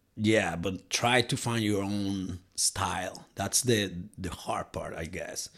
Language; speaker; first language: English; non-native, fluent; Spanish